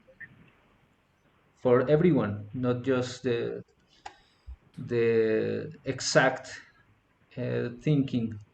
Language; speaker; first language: English; non-native, fluent; Spanish